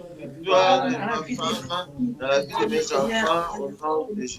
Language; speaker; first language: French; non-native, local second language; Lingala